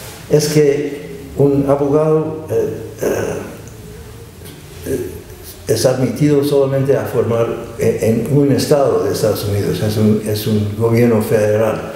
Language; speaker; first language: Spanish; non-native, fluent; English